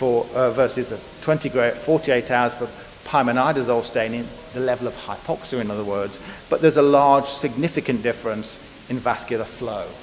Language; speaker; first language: English; native; English